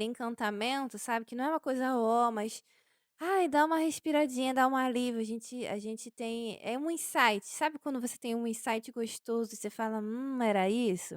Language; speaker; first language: Portuguese; native; Portuguese